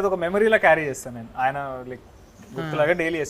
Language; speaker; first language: Telugu; native; Telugu